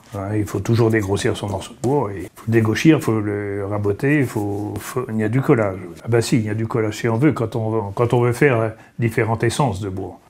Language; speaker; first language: French; native; French